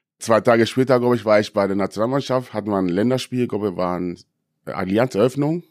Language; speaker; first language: German; early bilingual, other home language; Akan